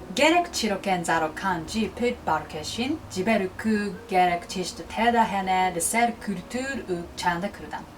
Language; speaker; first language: Kurdish; non-native, learner; Japanese